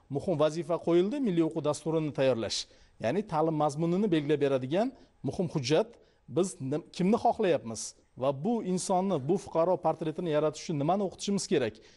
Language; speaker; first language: Uzbek; native; Uzbek